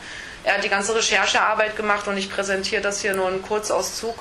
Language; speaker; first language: German; native; German